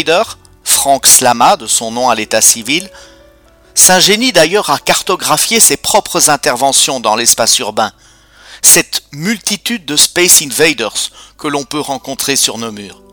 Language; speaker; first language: French; native; French